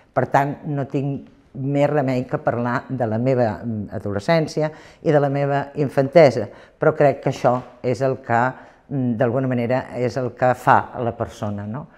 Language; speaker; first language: Catalan; native; Catalan